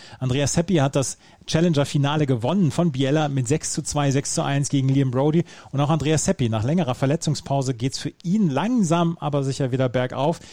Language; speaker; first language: German; native; German